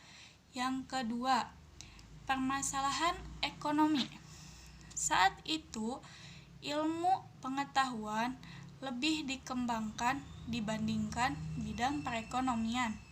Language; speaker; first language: Indonesian; native; Indonesian